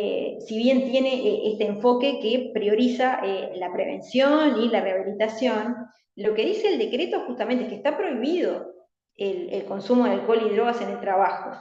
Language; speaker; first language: Spanish; native; Spanish